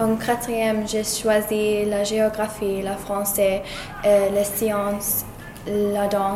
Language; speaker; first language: French; non-native, learner; English